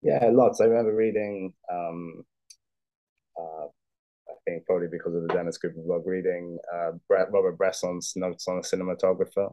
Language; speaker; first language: English; native; English